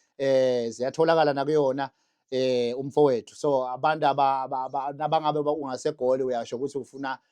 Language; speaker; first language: Zulu; non-native, local second language; Swati